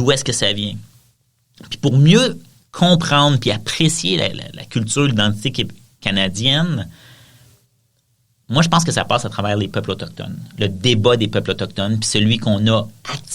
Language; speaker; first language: French; native; French